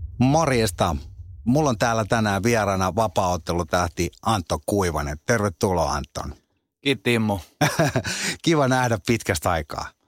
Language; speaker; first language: Finnish; native; Finnish